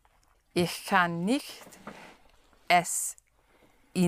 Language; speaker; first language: German; non-native, learner; English